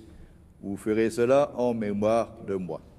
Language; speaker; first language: French; native; French